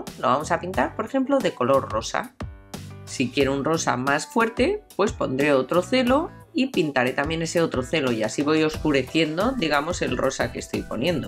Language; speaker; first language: Spanish; native; Spanish